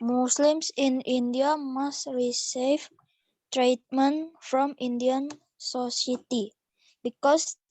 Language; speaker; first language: English; non-native, learner; Indonesian